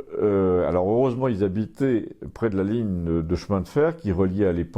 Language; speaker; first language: French; native; French